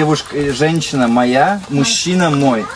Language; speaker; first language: Russian; non-native, learner; Filipino